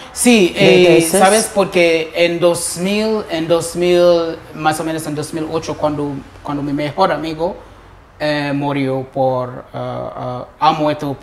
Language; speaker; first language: Spanish; non-native, learner; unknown